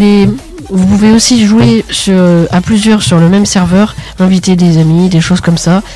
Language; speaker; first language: French; native; French